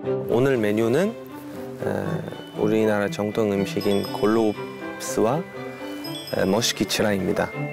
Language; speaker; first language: Korean; non-native, fluent; Uzbek